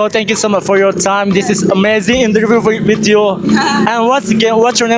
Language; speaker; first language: English; non-native, learner; Indonesian